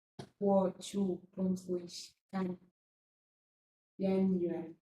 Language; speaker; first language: Chinese; non-native, learner; Portuguese